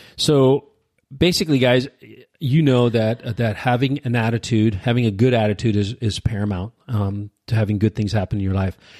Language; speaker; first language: English; early bilingual, other home language; Urdu